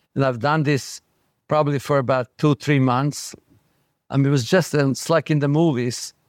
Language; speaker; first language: English; non-native, fluent; Slovak